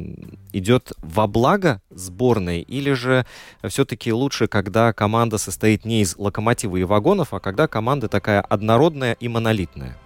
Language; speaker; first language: Russian; native; Russian